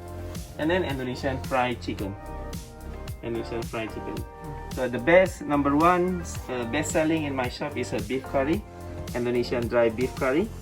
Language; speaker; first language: English; non-native, fluent; Indonesian